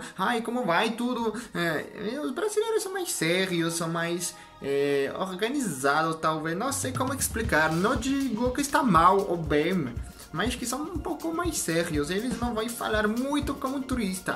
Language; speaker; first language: Portuguese; non-native, learner; French